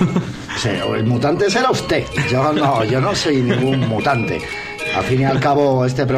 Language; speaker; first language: Spanish; native; Spanish